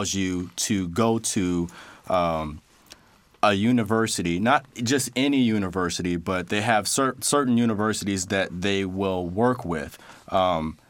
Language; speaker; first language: English; native; English